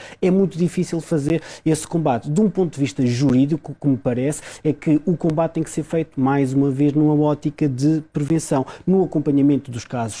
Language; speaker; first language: Portuguese; native; Portuguese